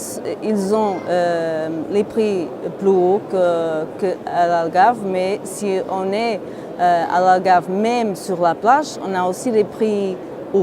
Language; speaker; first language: French; non-native, fluent; Portuguese